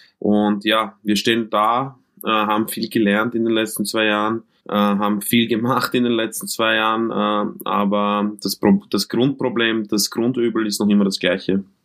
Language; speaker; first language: German; early bilingual, other home language; Croatian